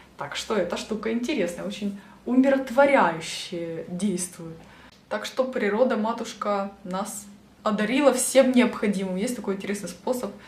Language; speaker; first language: Russian; native; Russian